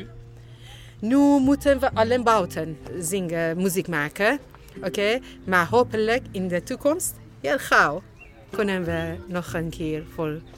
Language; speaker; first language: Dutch; non-native, learner; Persian